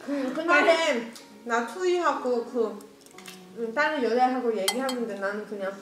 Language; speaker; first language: Korean; non-native, learner; Chinese